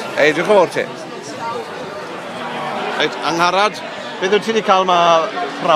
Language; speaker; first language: Welsh; native; Welsh